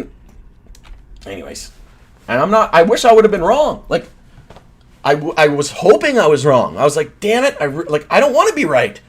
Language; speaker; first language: English; native; English